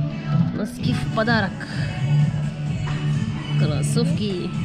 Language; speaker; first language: Russian; non-native, local second language; Yakut